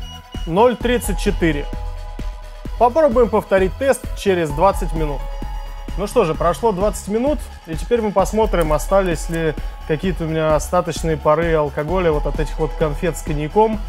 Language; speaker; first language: Russian; native; Russian